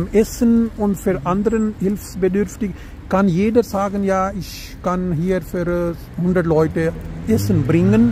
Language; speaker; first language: German; non-native, learner; Urdu